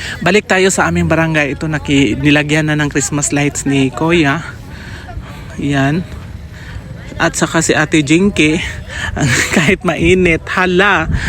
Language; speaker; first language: Filipino; non-native, local second language; Cebuano